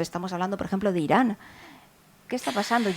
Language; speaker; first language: Spanish; native; Spanish